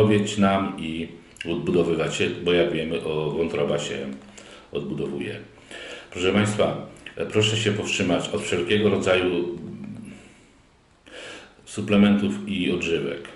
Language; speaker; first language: Polish; native; Polish